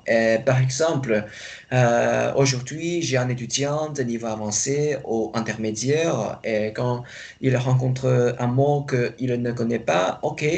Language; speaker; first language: French; non-native, fluent; Chinese